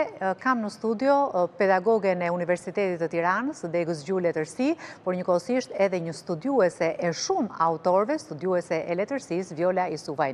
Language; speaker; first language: Albanian; native; Albanian